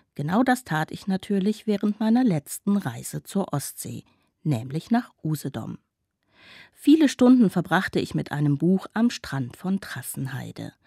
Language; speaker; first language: German; native; German